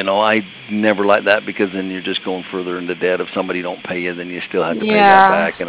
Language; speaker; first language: English; native; English